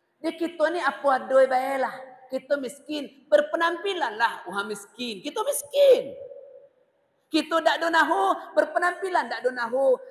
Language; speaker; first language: Malay; native; Malay